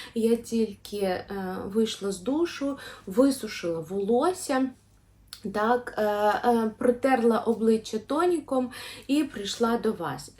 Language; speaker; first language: Ukrainian; non-native, local second language; Russian